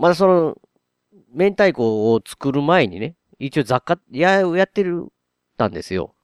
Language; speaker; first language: Japanese; native; Japanese